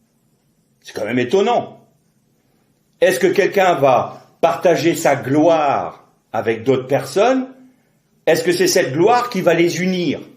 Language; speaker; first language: French; native; French